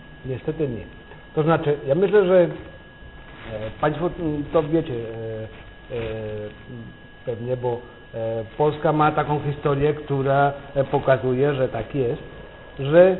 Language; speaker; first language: Polish; non-native, fluent; Catalan